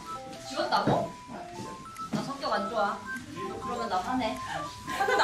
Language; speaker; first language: Korean; native; Korean